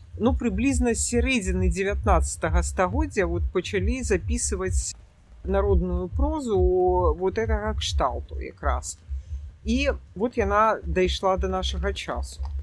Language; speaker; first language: Belarusian; native; Belarusian